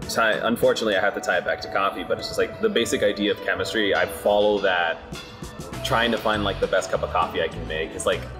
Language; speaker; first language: English; native; English